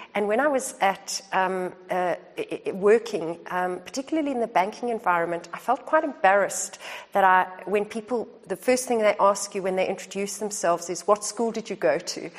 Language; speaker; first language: English; native; English